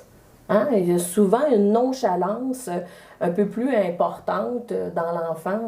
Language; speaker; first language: French; native; French